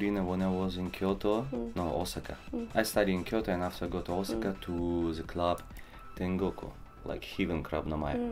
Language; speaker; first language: English; non-native, learner; Russian